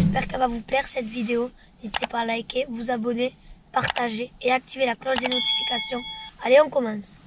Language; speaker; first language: French; native; French